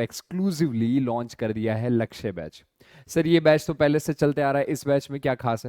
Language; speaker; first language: Hindi; native; Hindi